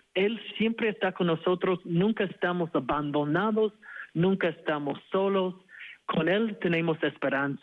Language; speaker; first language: Spanish; non-native, fluent; English